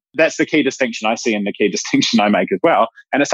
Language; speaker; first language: English; native; English